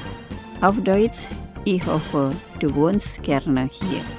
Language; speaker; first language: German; non-native, fluent; Indonesian